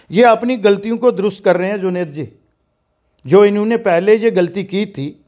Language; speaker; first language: Hindi; non-native, local second language; Dogri